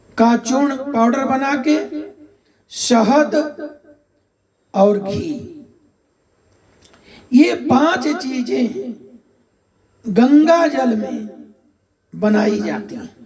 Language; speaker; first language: Hindi; native; Hindi